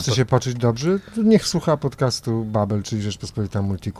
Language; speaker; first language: Polish; native; Polish